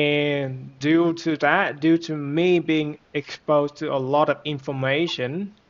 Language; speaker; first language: English; non-native, fluent; Vietnamese